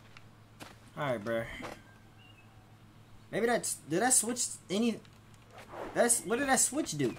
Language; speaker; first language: English; native; English